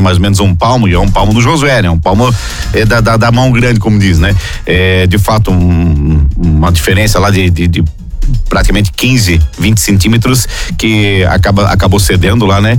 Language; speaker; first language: Portuguese; native; Portuguese